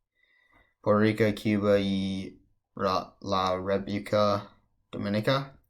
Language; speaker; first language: Spanish; non-native, learner; English